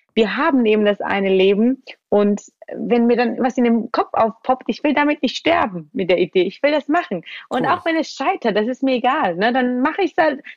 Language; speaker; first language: German; early bilingual, other home language; Georgian